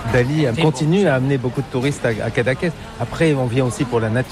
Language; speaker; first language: French; native; French